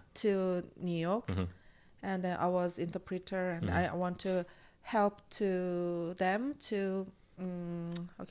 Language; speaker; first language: English; non-native, learner; Korean